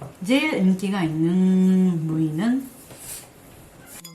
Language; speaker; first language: Korean; non-native, fluent; Japanese